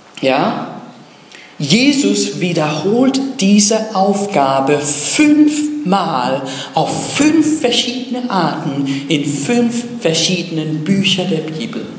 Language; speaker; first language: German; non-native, fluent; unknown